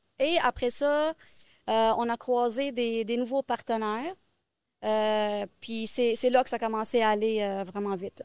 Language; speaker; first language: French; non-native, local second language; Arabic